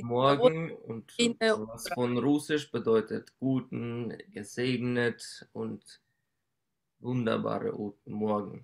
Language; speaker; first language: German; non-native, learner; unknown